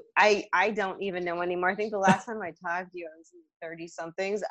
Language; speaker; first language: English; native; English